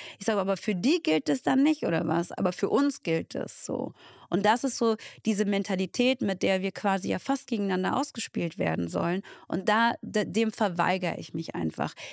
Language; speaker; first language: German; early bilingual, other home language; Tigrinya